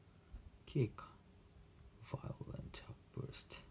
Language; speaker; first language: English; non-native, fluent; Japanese